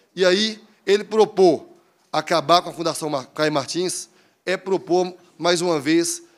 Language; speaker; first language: Portuguese; native; Portuguese